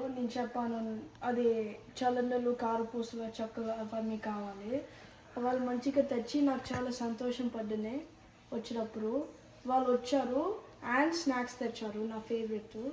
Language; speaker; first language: Telugu; early bilingual, heritage; Telugu